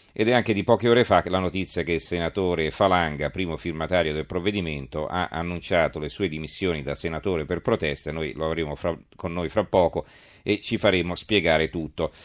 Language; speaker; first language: Italian; native; Italian